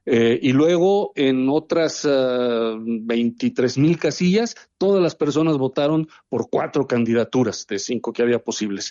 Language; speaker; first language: Spanish; native; Spanish